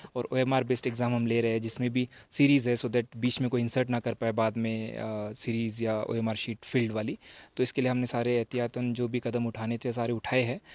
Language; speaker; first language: Hindi; non-native, local second language; Marathi